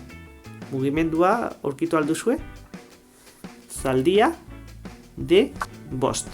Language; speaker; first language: Basque; non-native, local second language; Spanish